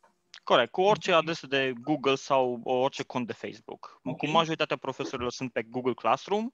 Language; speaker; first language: Romanian; native; Romanian